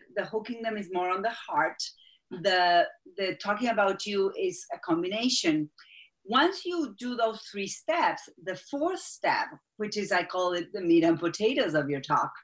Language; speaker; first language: English; non-native, fluent; Spanish